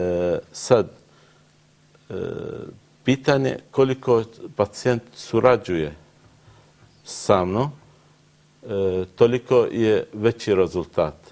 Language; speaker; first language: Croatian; non-native, learner; Arabic